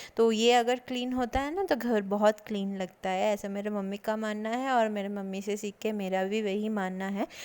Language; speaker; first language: Hindi; non-native, local second language; Bangla